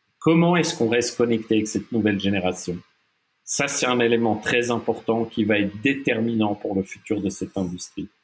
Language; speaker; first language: French; non-native, local second language; German